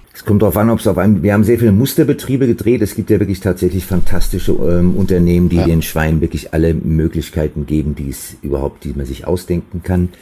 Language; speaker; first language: German; native; German